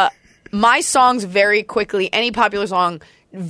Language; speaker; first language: English; native; English